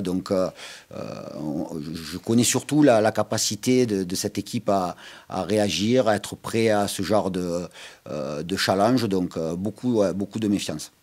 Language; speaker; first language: French; native; French